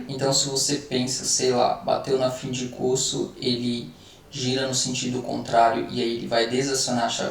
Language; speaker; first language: Portuguese; native; Portuguese